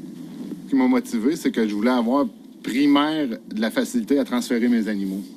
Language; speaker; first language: French; native; French